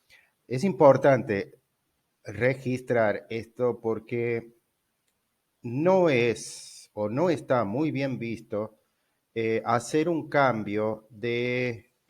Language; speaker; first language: Spanish; non-native, fluent; Portuguese